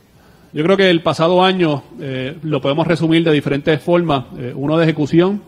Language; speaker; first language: Spanish; native; Spanish